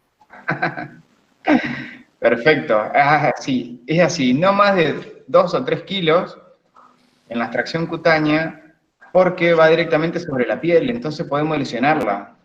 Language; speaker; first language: Spanish; native; Spanish